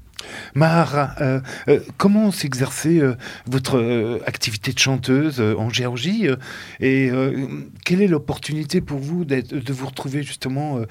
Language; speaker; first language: French; native; French